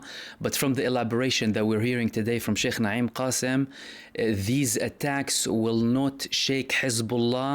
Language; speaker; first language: English; non-native, fluent; Arabic